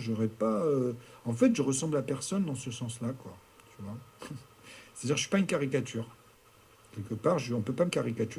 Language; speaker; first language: French; native; French